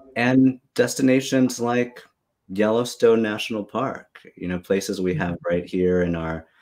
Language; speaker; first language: English; native; English